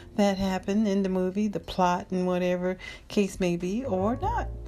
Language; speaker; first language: English; native; English